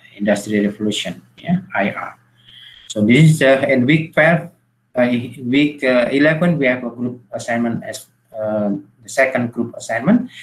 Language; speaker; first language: English; non-native, learner; Indonesian